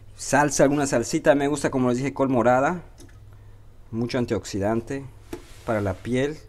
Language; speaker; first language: Spanish; early bilingual, heritage; Spanish